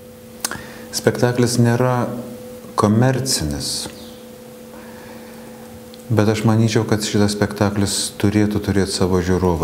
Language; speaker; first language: Lithuanian; native; Lithuanian